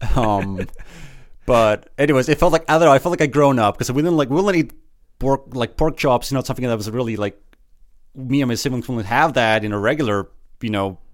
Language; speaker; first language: English; early bilingual, other home language; Spanish